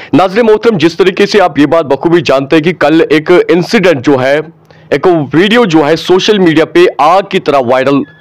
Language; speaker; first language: Urdu; non-native, local second language; Kashmiri